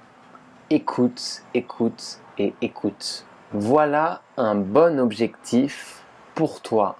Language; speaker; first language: French; native; French